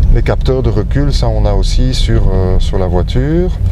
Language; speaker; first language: French; native; French